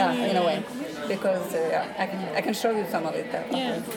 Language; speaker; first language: English; non-native, fluent; Norwegian